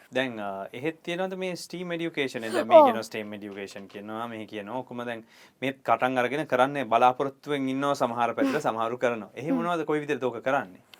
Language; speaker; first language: Sinhala; native; Sinhala